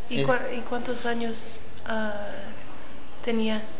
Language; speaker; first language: Spanish; early bilingual, other home language; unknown